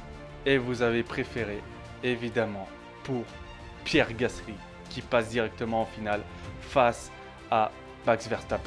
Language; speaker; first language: French; native; French